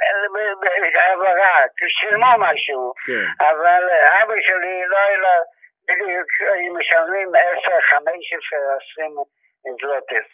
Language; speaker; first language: Hebrew; non-native, fluent; Yiddish